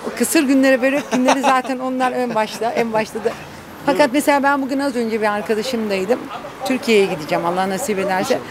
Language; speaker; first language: Turkish; native; Turkish